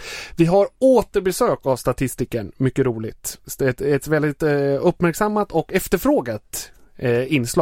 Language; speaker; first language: Swedish; native; Swedish